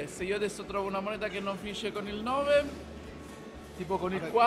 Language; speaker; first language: Italian; native; Italian